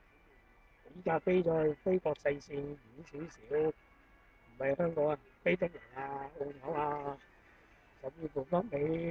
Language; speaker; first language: Chinese; native; Chinese